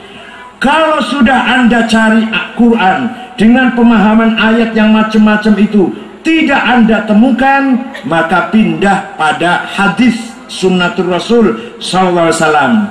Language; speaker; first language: Indonesian; native; Indonesian